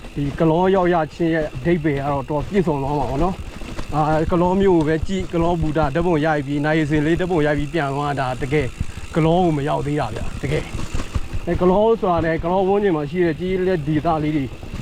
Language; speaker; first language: Burmese; native; Burmese